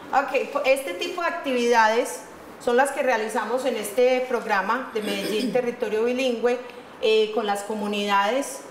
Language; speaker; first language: Spanish; native; Spanish